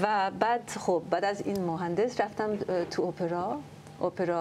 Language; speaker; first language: Persian; early bilingual, heritage; French